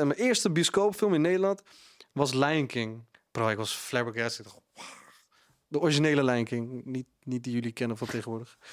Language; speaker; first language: Dutch; early bilingual, other home language; Punjabi